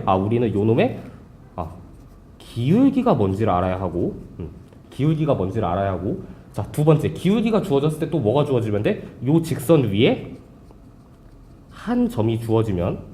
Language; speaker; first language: Korean; native; Korean